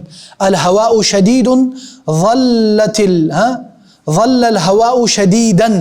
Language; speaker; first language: Arabic; non-native, fluent; Urdu